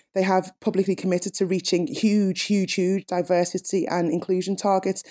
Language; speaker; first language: English; native; English